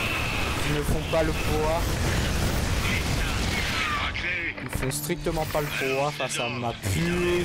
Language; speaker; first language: French; native; French